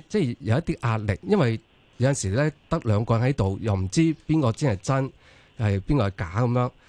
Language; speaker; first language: Cantonese; native; Cantonese